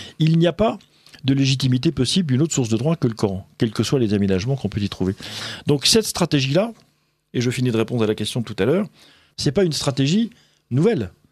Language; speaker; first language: French; native; French